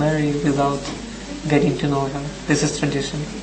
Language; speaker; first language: English; non-native, learner; Russian